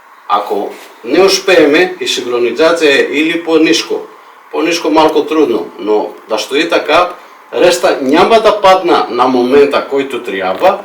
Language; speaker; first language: Bulgarian; non-native, fluent; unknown